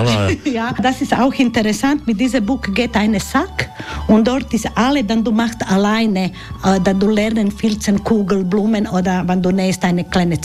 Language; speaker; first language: German; non-native, learner; Croatian